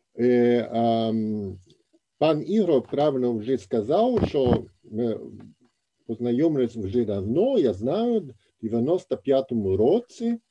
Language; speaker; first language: Ukrainian; non-native, fluent; German